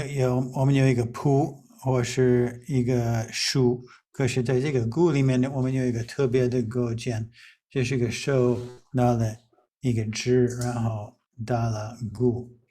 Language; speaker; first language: Chinese; non-native, fluent; English